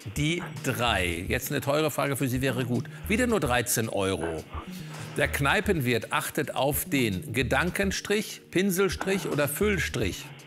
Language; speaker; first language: German; native; German